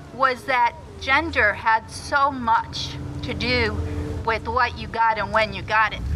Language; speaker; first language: English; early bilingual, other home language; Spanish